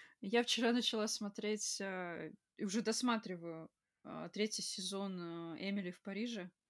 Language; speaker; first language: Russian; native; Russian